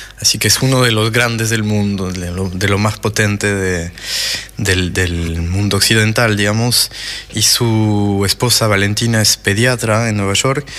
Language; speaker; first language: Spanish; non-native, fluent; French